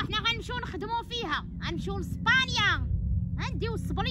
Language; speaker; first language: Arabic; native; Arabic